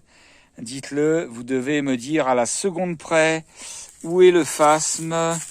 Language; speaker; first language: French; native; French